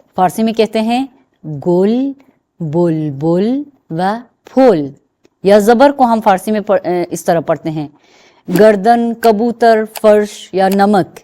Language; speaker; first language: Urdu; non-native, fluent; Persian